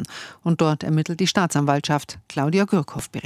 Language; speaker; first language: German; native; German